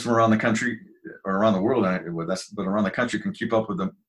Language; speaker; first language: English; native; English